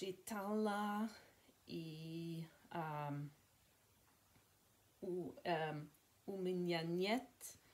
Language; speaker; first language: Russian; non-native, learner; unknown